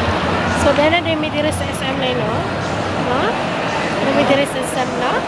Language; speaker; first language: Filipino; non-native, local second language; Cebuano